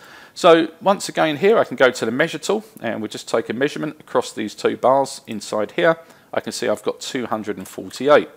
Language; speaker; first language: English; native; English